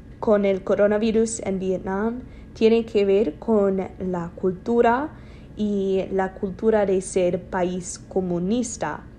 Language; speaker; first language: Spanish; non-native, learner; English